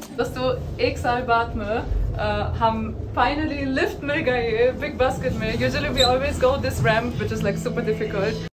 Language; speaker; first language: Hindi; non-native, learner; German